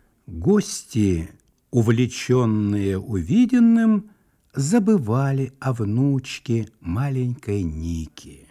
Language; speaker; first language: Russian; native; Russian